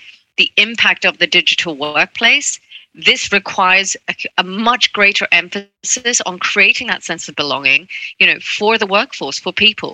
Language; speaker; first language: English; non-native, local second language; Cantonese